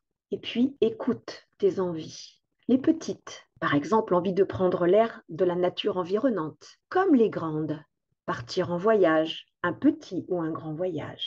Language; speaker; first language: French; native; French